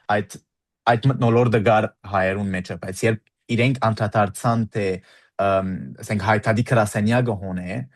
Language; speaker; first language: Armenian; early bilingual, heritage; Armenian